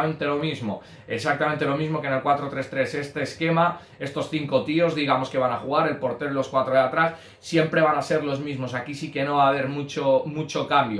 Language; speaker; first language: Spanish; native; Spanish